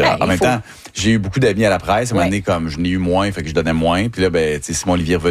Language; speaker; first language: French; native; French